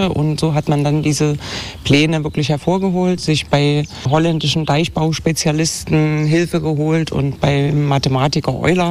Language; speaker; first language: German; native; German